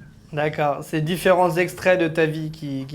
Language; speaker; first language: French; native; French